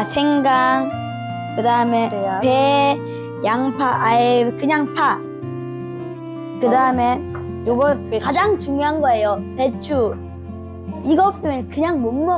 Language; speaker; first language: Korean; early bilingual, other home language; Sinhala